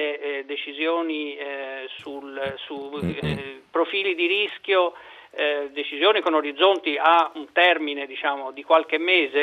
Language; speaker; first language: Italian; native; Italian